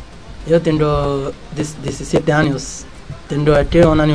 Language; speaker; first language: Spanish; non-native, learner; Arabic